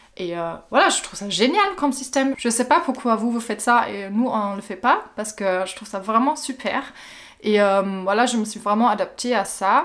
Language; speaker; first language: French; non-native, fluent; German